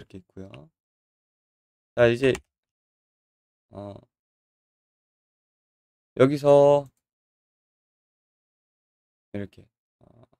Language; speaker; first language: Korean; native; Korean